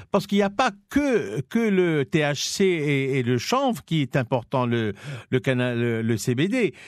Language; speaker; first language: French; non-native, local second language; Morisyen